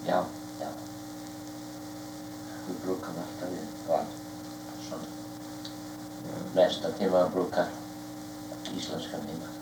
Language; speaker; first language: Icelandic; early bilingual, heritage; Icelandic